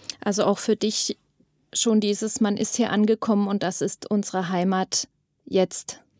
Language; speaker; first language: German; native; German